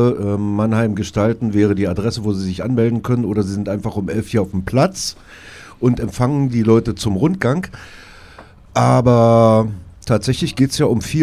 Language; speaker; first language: German; native; German